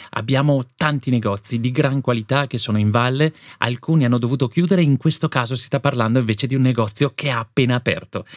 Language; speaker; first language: Italian; native; Italian